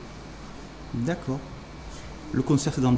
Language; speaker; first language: French; native; French